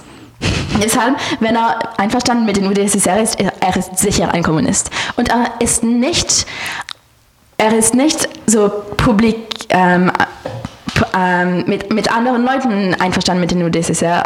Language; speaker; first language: German; non-native, learner; French